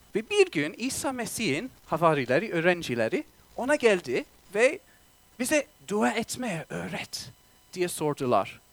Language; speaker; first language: Turkish; non-native, fluent; English